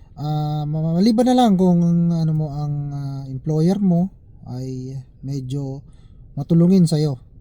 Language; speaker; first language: Filipino; native; Filipino